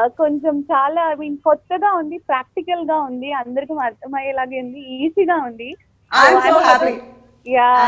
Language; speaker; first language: Telugu; non-native, local second language; Malayalam